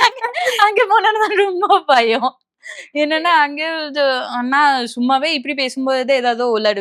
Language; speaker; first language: Tamil; non-native, local second language; Bangla